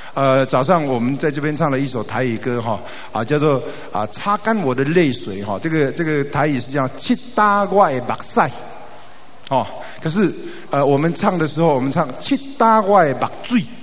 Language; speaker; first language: Chinese; native; Chinese